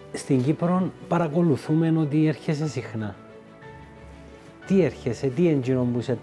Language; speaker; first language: Greek; native; Greek